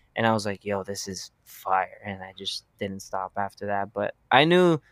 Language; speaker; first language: English; early bilingual, other home language; Spanish